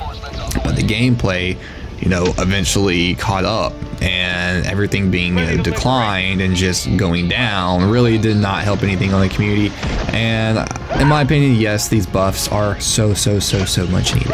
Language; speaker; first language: English; native; English